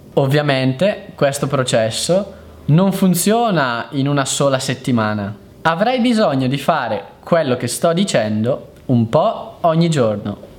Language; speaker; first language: Italian; native; Italian